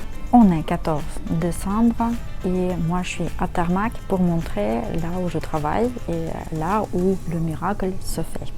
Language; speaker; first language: French; non-native, fluent; Russian